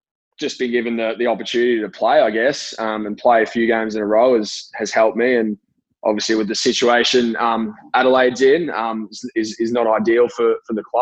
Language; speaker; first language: English; native; English